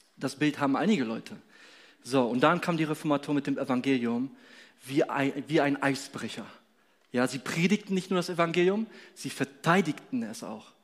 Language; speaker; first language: German; non-native, fluent; Polish